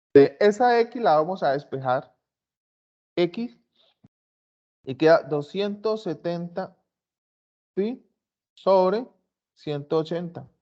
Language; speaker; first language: Spanish; native; Spanish